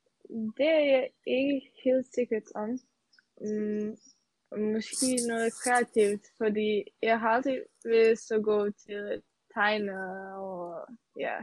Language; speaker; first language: Danish; non-native, learner; Serbian